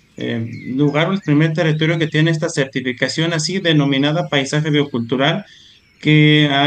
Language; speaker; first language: Spanish; native; Spanish